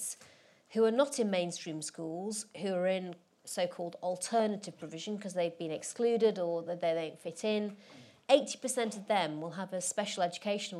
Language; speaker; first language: English; native; English